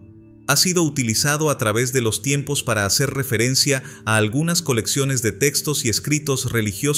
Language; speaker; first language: Spanish; native; Spanish